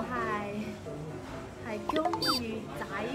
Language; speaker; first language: Cantonese; non-native, learner; Chinese